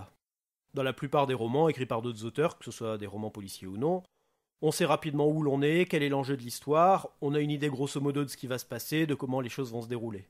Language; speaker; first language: French; native; French